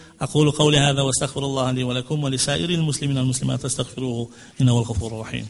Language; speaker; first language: Arabic; non-native, fluent; English